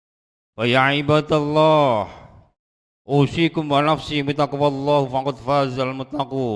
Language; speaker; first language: Indonesian; native; Indonesian